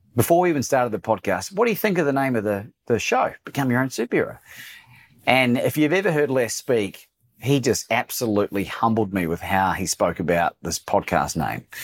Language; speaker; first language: English; native; English